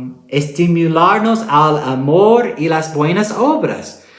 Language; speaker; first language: Spanish; non-native, fluent; English